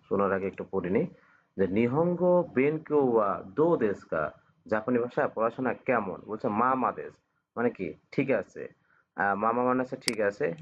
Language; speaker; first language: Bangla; native; Bangla